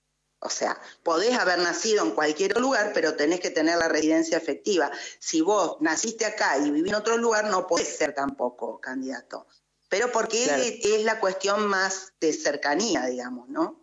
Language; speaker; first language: Spanish; native; Spanish